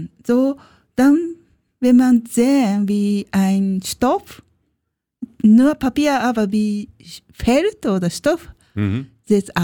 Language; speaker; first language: German; non-native, learner; Japanese